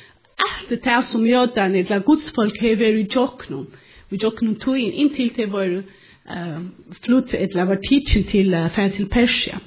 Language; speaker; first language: Norwegian; non-native, learner; Faroese